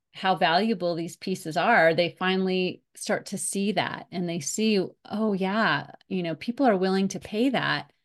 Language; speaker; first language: English; native; English